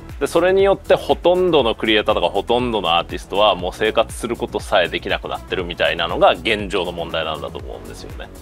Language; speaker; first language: Japanese; native; Japanese